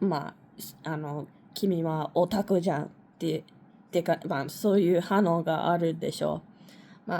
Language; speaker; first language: Japanese; non-native, learner; English